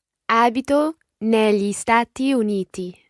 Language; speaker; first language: Italian; non-native, learner; English